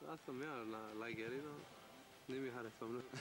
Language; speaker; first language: Bulgarian; non-native, learner; French